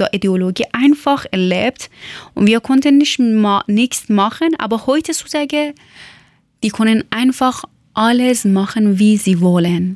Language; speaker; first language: German; non-native, learner; Persian